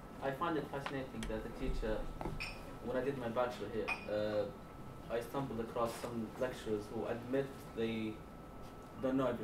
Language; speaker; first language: English; non-native, fluent; Arabic